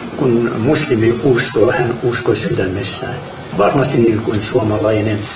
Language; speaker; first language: Finnish; non-native, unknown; Arabic